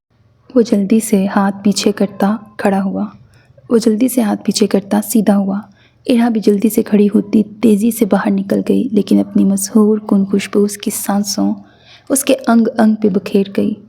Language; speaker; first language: Urdu; native; Urdu